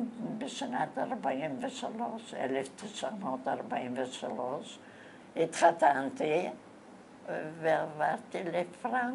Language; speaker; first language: Hebrew; non-native, fluent; Bulgarian